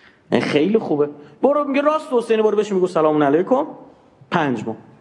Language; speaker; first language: Persian; native; Persian